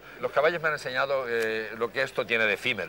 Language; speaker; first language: Spanish; native; Spanish